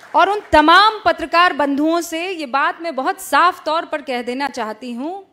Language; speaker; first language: Hindi; native; Hindi